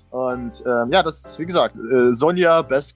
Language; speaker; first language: German; native; German